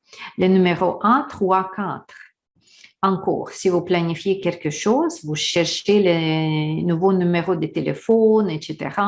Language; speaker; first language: French; non-native, learner; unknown